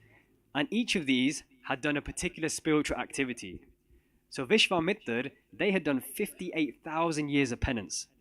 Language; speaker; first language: English; non-native, local second language; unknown